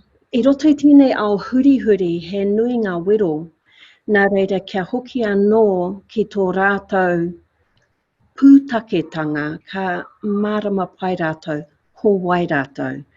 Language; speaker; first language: Māori; non-native, local second language; English